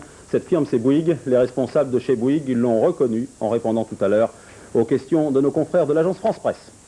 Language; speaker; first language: French; native; French